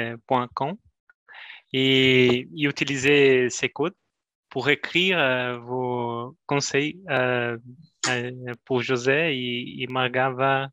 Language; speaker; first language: French; non-native, fluent; Spanish